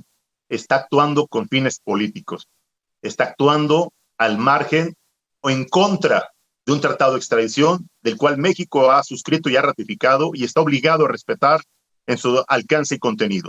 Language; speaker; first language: Spanish; native; Spanish